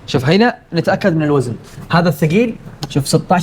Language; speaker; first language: Arabic; native; Arabic